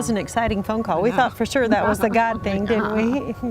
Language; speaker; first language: English; native; English